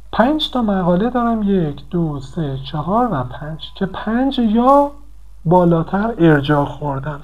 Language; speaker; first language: Persian; native; Persian